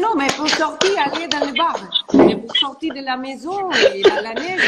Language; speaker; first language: French; non-native, learner; Portuguese